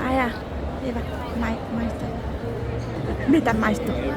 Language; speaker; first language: Finnish; non-native, learner; Vietnamese